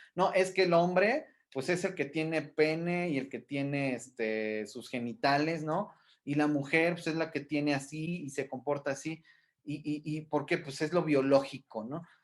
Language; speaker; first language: Spanish; native; Spanish